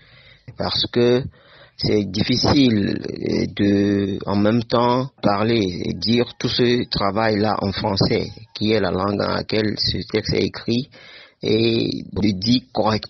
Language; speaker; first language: French; non-native, local second language; Ewe